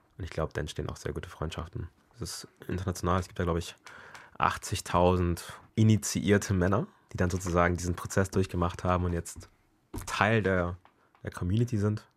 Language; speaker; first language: German; early bilingual, other home language; Akan